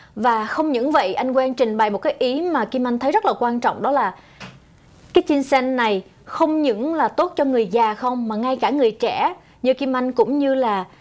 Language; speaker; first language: Vietnamese; native; Vietnamese